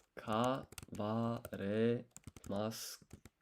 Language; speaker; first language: Japanese; non-native, learner; English